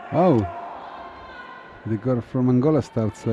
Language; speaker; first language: English; non-native, fluent; Italian